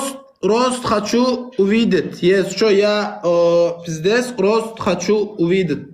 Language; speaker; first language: Russian; non-native, learner; Turkmen